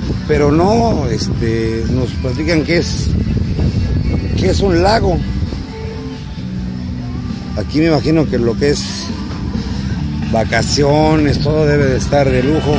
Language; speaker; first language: Spanish; native; Spanish